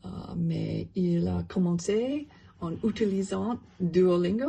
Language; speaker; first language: French; non-native, learner; English